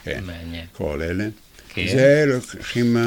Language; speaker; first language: Hebrew; non-native, fluent; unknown